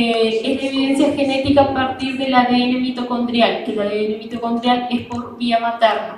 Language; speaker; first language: Spanish; native; Spanish